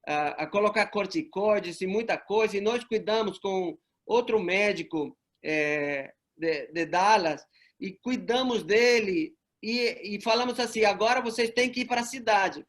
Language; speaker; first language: Portuguese; non-native, fluent; Spanish